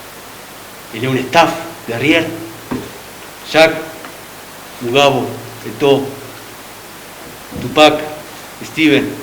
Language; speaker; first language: French; non-native, learner; Spanish